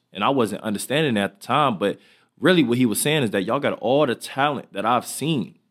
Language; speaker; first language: English; native; English